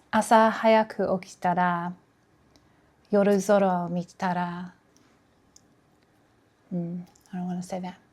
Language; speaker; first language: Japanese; non-native, learner; English